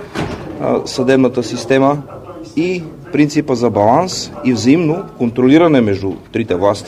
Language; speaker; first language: Bulgarian; native; Bulgarian